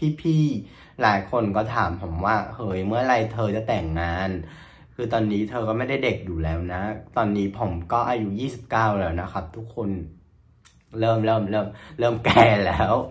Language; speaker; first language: Thai; non-native, fluent; Vietnamese